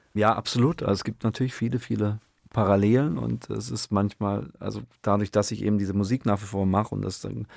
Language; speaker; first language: German; native; German